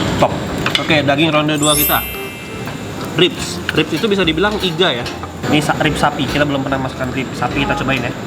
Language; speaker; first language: Indonesian; native; Indonesian